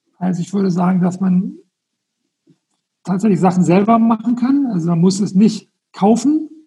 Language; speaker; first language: German; native; German